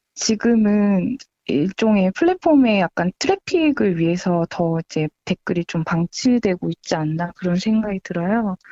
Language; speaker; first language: Korean; native; Korean